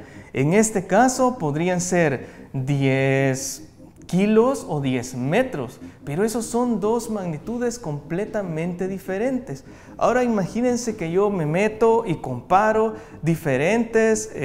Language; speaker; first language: Spanish; native; Spanish